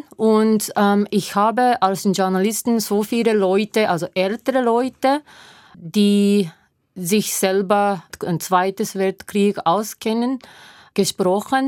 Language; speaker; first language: German; non-native, learner; Japanese